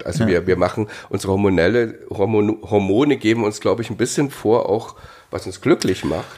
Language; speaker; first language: German; native; German